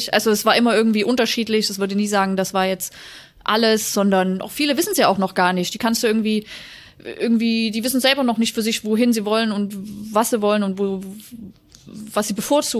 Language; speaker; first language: German; native; German